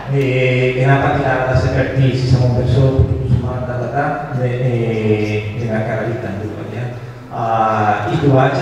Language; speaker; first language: Indonesian; non-native, fluent; Spanish